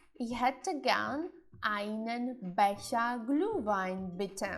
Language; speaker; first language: German; non-native, fluent; Ukrainian